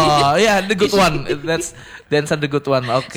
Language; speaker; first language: English; non-native, learner; Indonesian